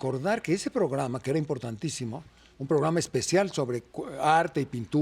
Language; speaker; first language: Spanish; native; Spanish